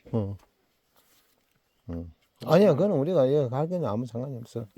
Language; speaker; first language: Korean; native; Korean